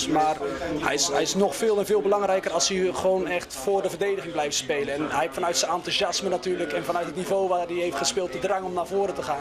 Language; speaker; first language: Dutch; native; Dutch